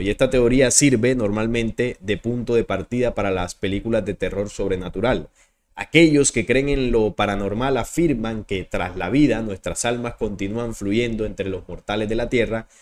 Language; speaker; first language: Spanish; native; Spanish